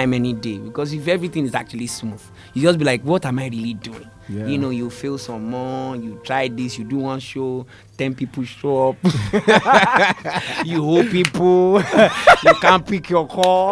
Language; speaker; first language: English; non-native, local second language; Yoruba